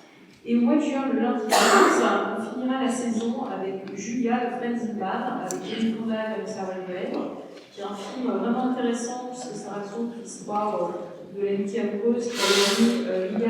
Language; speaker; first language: French; native; French